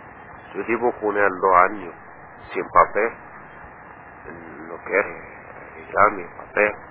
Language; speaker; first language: Spanish; non-native, learner; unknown